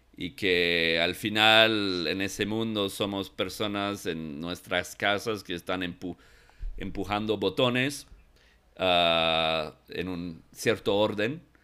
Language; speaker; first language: Spanish; non-native, fluent; English